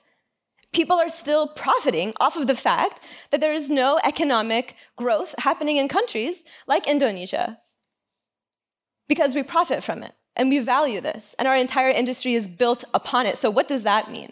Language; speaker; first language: English; native; English